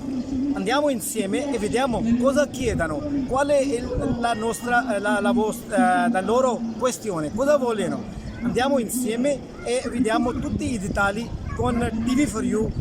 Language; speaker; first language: Italian; non-native, learner; Urdu